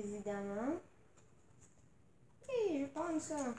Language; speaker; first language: French; native; French